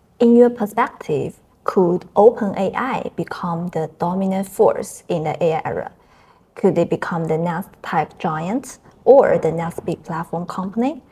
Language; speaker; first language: English; non-native, fluent; Chinese